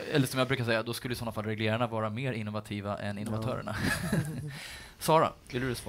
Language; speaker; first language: Swedish; native; Swedish